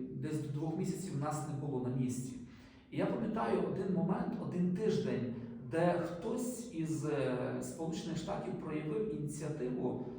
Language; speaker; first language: Ukrainian; native; Ukrainian